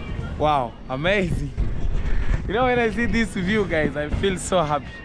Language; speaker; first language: English; non-native, learner; Swahili